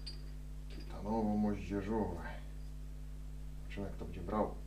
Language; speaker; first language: Polish; native; Polish